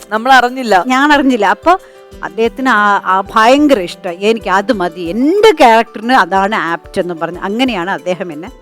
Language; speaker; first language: Malayalam; native; Malayalam